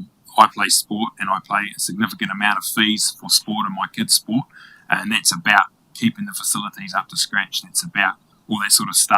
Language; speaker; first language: English; native; English